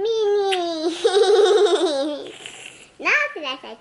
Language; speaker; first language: French; early bilingual, heritage; French